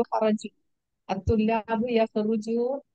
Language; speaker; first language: Arabic; non-native, learner; Malayalam